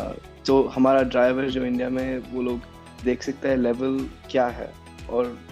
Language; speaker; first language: Hindi; non-native, local second language; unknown